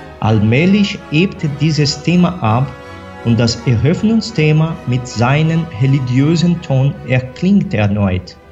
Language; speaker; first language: German; non-native, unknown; Portuguese